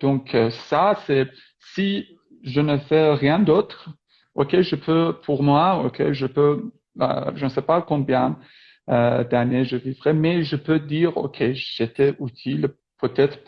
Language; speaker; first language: French; non-native, fluent; Persian